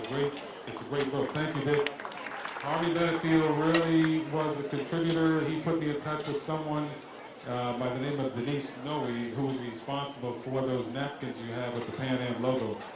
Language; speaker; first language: English; native; English